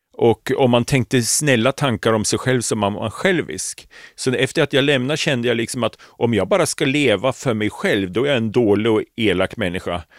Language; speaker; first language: Swedish; native; Swedish